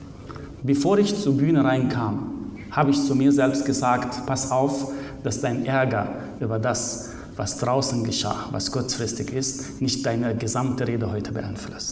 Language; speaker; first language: German; non-native, fluent; Arabic